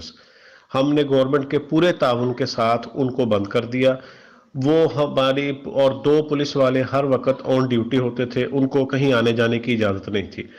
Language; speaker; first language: Urdu; non-native, local second language; Punjabi